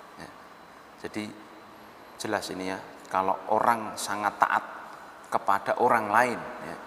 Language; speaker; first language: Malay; non-native, local second language; Javanese